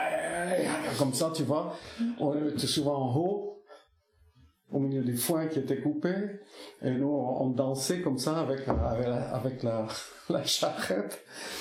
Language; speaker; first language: French; non-native, local second language; Basque